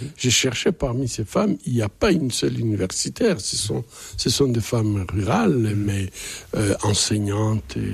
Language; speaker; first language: French; non-native, local second language; Swahili